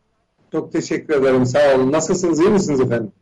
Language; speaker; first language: Turkish; native; Turkish